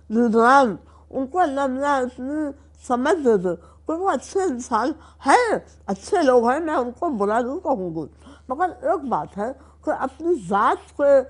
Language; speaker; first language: Urdu; native; Urdu